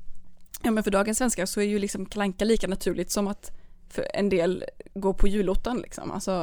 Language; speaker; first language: Swedish; native; Swedish